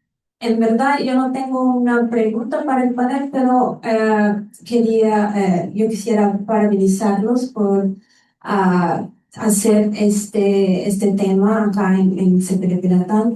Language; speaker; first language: Spanish; non-native, fluent; Portuguese